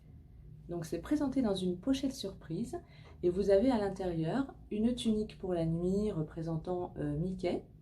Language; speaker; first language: French; native; French